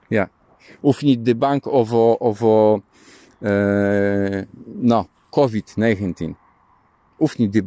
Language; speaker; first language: Dutch; non-native, learner; Polish